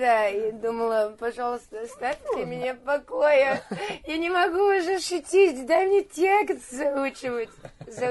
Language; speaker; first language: Russian; early bilingual, heritage; Russian